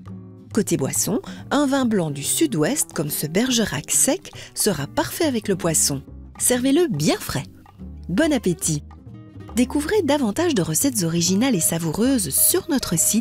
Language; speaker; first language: French; native; French